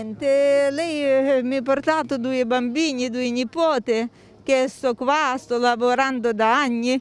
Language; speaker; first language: Italian; non-native, learner; Ukrainian